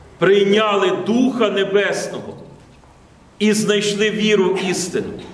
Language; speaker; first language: Ukrainian; native; Ukrainian